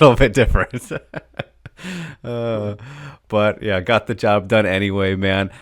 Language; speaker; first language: English; native; English